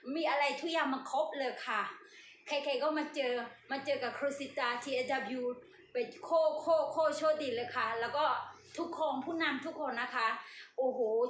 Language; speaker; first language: Thai; non-native, learner; Burmese